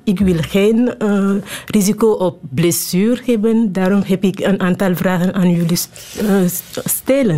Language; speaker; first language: Dutch; non-native, learner; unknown